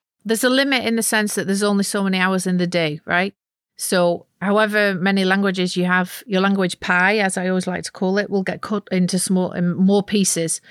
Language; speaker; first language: English; native; English